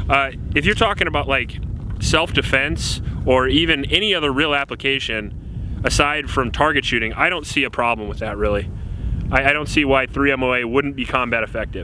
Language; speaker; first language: English; native; English